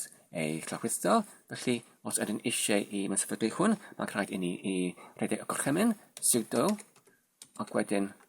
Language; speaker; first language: Welsh; non-native, learner; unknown